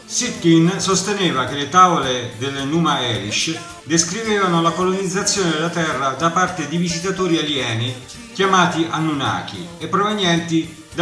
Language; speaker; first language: Italian; native; Italian